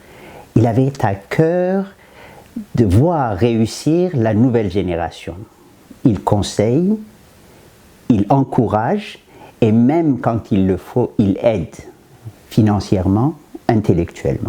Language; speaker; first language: French; non-native, fluent; Amharic